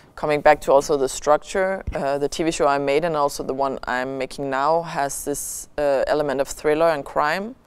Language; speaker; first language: English; non-native, fluent; Danish